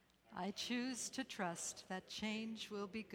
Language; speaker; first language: English; native; English